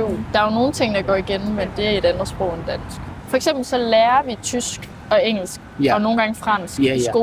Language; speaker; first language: Danish; native; Danish